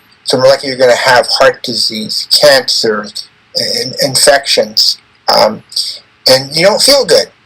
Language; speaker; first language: English; native; English